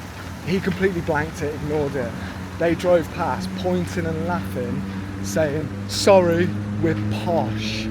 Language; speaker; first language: English; native; English